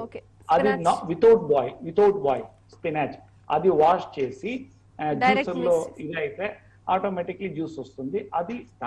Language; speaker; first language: Telugu; non-native, learner; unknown